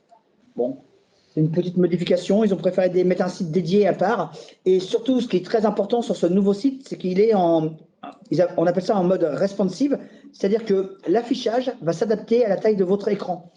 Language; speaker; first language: French; native; French